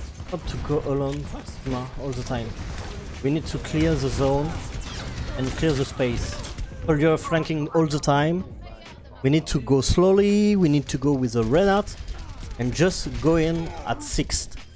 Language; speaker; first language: English; non-native, learner; French